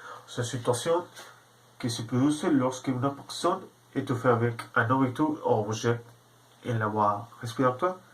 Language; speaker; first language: French; non-native, learner; Spanish